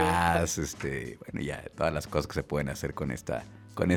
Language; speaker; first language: Spanish; native; Spanish